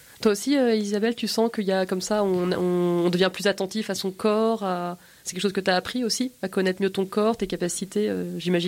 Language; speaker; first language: French; native; French